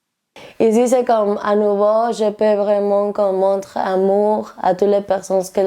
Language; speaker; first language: French; non-native, learner; Spanish